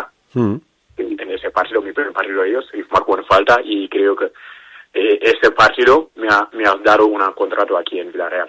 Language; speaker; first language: Spanish; non-native, learner; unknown